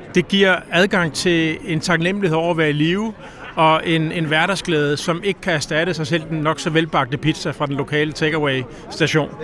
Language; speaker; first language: Danish; native; Danish